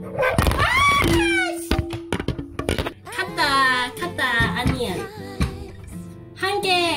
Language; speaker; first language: Korean; non-native, learner; Cantonese